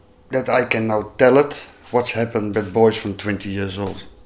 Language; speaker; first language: English; non-native, learner; Dutch